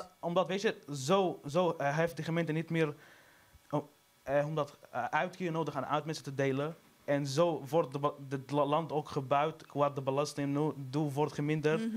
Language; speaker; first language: Dutch; non-native, learner; Arabic